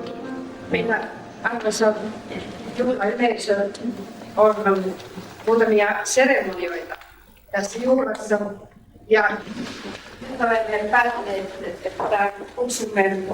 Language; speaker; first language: Finnish; native; Finnish